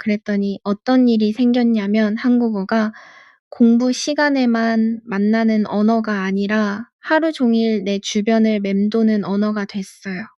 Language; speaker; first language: Korean; non-native, fluent; Arabic